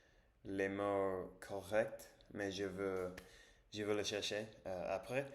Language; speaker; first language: French; non-native, learner; English